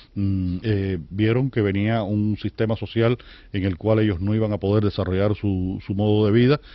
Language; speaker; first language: Spanish; native; Spanish